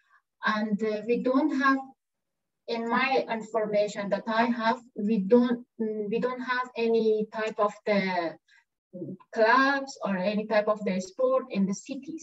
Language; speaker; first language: English; non-native, learner; Persian